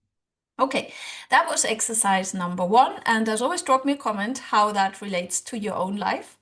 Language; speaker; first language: English; non-native, fluent; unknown